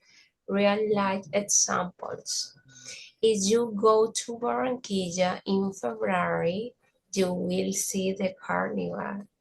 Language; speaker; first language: English; non-native, learner; Spanish